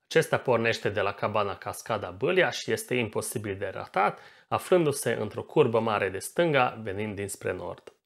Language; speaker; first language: Romanian; non-native, local second language; Hungarian